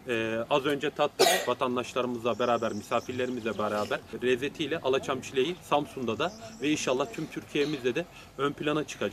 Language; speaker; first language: Turkish; native; Turkish